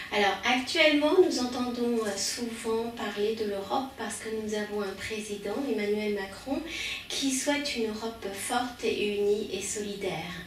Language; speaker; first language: French; early bilingual, other home language; Khmer